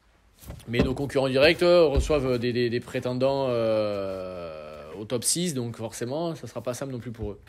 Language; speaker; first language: French; native; French